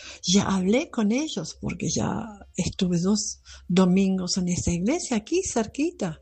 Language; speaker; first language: Spanish; non-native, fluent; German